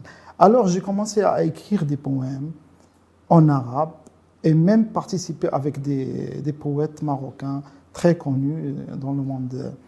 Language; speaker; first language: French; non-native, local second language; Arabic